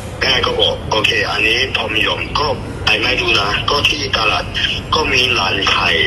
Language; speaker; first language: Thai; non-native, learner; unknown